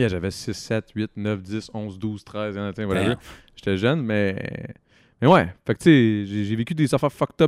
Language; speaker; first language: French; native; French